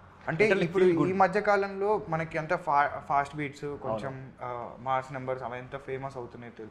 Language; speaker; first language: Telugu; native; Telugu